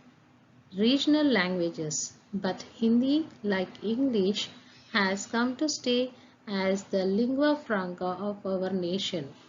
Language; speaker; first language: English; non-native, local second language; Telugu